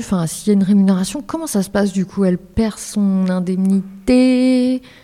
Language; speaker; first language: French; native; French